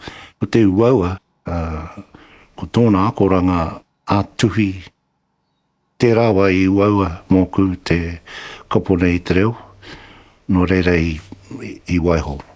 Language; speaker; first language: Māori; non-native, local second language; English